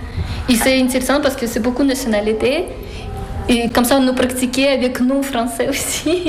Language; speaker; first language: French; non-native, learner; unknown